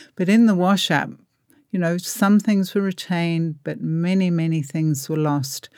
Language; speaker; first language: English; native; English